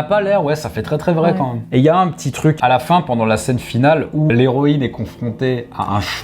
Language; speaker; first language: French; native; French